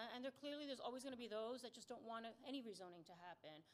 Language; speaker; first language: English; early bilingual, other home language; Spanish